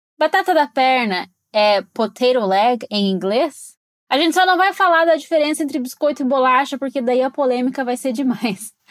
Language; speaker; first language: Portuguese; native; Portuguese